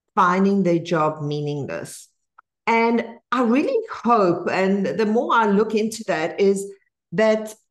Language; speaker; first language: English; non-native, fluent; Spanish